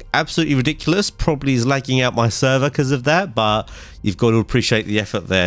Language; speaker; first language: English; native; English